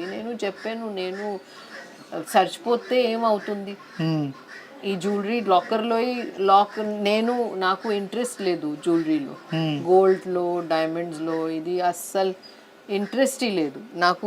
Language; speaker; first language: Telugu; non-native, fluent; Hindi